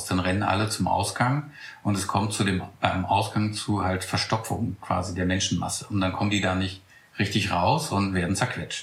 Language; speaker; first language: German; native; German